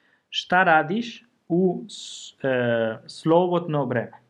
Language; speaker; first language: Serbian; non-native, learner; Spanish